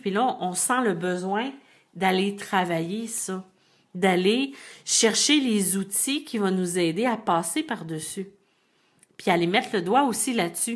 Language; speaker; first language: French; native; French